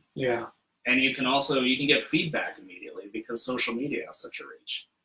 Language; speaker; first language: English; native; English